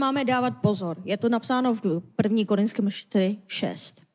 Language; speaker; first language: Czech; non-native, fluent; Korean